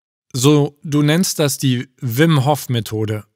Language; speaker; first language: German; native; German